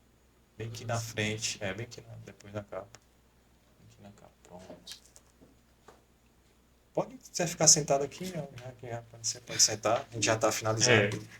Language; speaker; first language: Portuguese; native; Portuguese